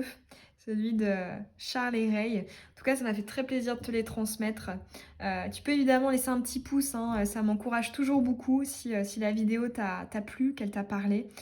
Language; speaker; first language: French; native; French